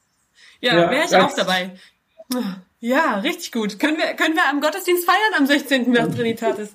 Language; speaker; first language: German; native; German